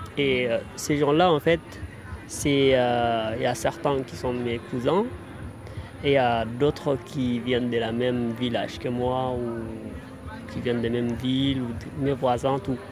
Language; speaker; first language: French; non-native, fluent; Arabic